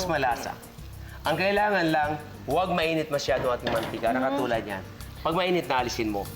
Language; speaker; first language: Filipino; native; Filipino